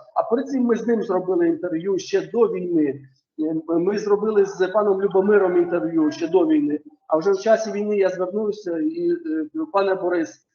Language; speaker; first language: Ukrainian; native; Ukrainian